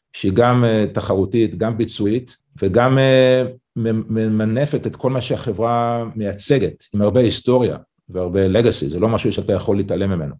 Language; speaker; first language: Hebrew; native; Hebrew